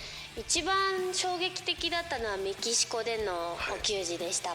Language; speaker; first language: Japanese; native; Japanese